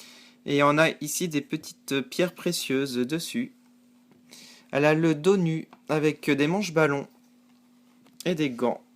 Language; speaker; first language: French; native; French